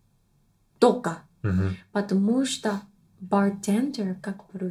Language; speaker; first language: Russian; non-native, learner; English